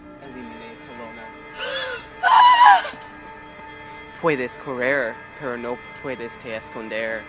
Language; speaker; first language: Spanish; non-native, learner; English